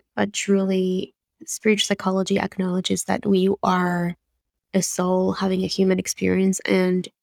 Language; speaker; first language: English; non-native, fluent; Spanish